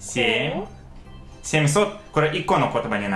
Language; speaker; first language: Japanese; non-native, fluent; Russian